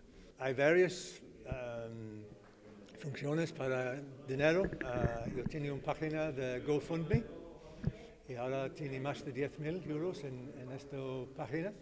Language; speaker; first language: Spanish; non-native, learner; English